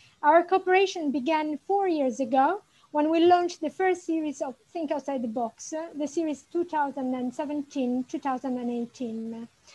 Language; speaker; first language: English; non-native, fluent; Italian